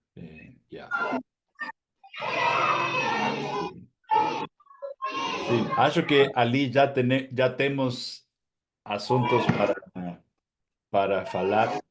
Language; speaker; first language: Portuguese; non-native, fluent; Spanish